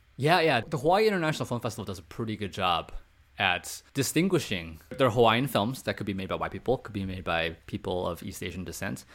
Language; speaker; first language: English; early bilingual, other home language; Chinese